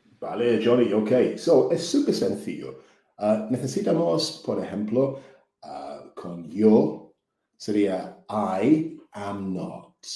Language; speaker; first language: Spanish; non-native, fluent; English